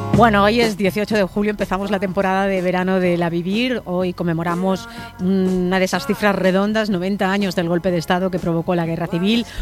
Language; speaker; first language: Spanish; native; Spanish